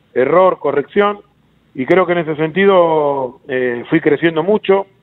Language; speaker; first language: Spanish; native; Spanish